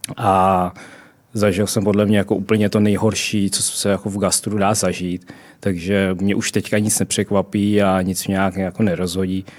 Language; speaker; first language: Czech; early bilingual, other home language; Vietnamese